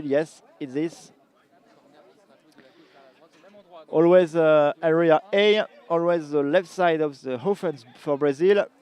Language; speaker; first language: English; non-native, learner; French